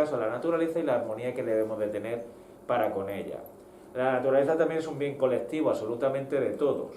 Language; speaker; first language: Spanish; native; Spanish